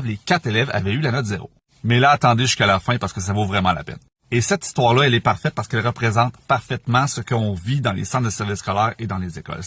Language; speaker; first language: French; native; French